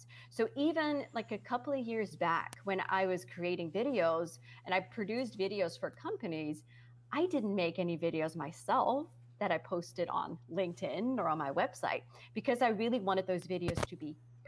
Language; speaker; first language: English; non-native, fluent; Dutch